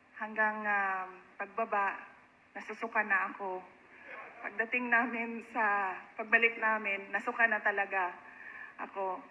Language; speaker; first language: Filipino; non-native, local second language; Cebuano